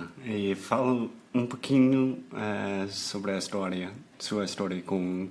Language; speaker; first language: Portuguese; non-native, fluent; English